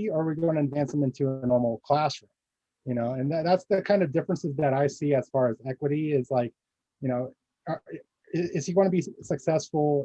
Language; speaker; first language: English; early bilingual, other home language; Filipino